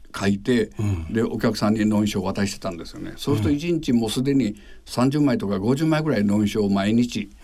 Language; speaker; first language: Japanese; native; Japanese